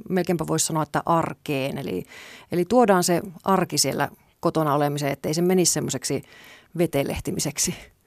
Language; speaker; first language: Finnish; native; Finnish